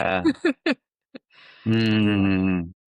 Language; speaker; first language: English; non-native, fluent; Japanese